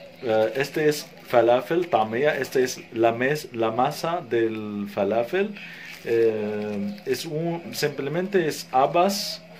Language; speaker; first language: Spanish; non-native, fluent; Arabic